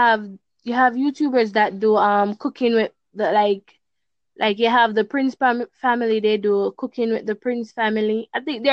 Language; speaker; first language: English; non-native, local second language; Jamaican Creole English